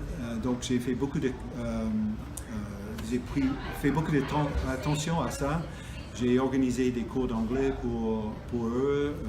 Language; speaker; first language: French; non-native, fluent; English